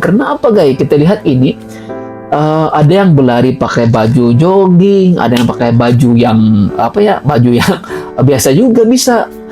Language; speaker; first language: Malay; native; Malay